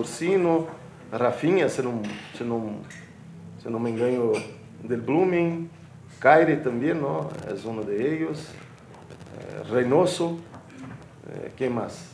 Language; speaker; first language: Spanish; non-native, fluent; Portuguese